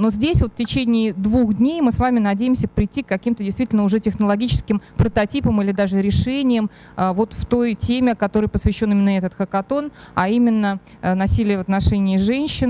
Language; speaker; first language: Russian; native; Russian